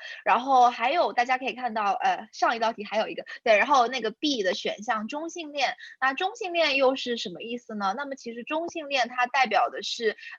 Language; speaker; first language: Chinese; native; Chinese